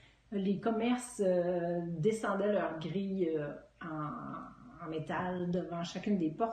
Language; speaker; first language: French; native; French